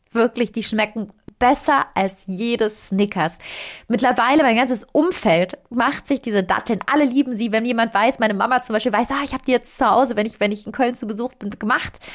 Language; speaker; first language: German; non-native, fluent; Italian